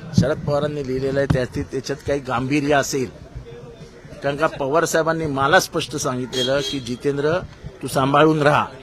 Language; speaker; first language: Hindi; non-native, local second language; Marathi